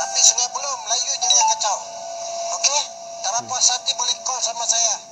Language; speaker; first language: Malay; non-native, fluent; Bangla